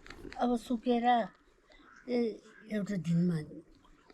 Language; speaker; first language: Nepali; non-native, local second language; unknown